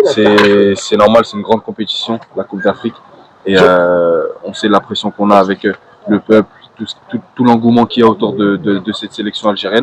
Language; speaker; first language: French; native; French